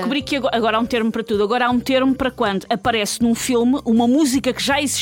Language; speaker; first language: Portuguese; native; Portuguese